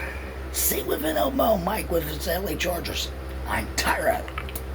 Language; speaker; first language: English; native; English